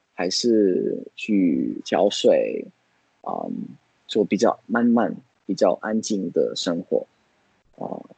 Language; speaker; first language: Chinese; non-native, fluent; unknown